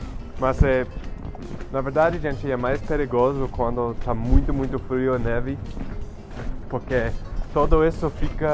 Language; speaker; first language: Portuguese; non-native, fluent; English